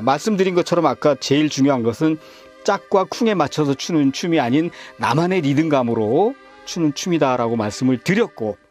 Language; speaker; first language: Korean; native; Korean